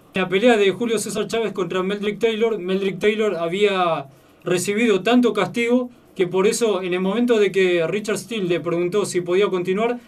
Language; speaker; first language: Spanish; native; Spanish